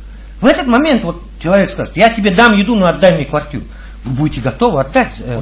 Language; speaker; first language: Russian; native; Russian